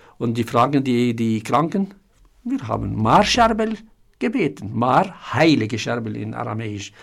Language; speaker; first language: German; non-native, fluent; Arabic